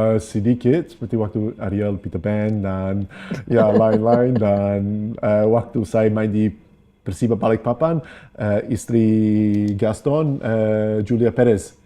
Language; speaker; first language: Indonesian; non-native, fluent; English